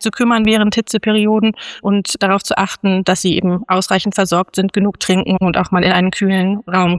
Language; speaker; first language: German; native; German